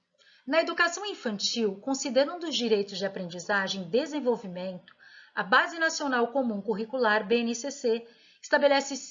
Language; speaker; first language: Portuguese; native; Portuguese